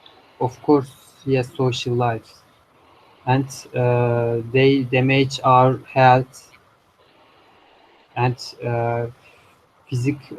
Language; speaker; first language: English; non-native, learner; Turkish